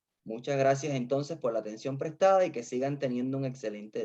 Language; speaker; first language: Spanish; native; Spanish